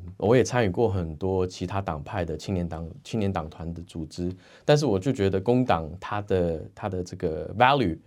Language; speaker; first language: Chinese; native; Chinese